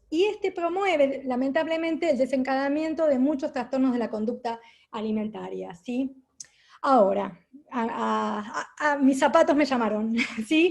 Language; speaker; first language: Spanish; native; Spanish